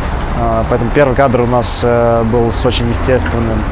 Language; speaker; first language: Russian; native; Russian